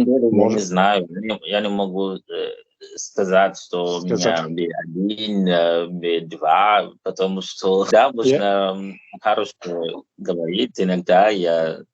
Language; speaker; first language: Russian; non-native, learner; English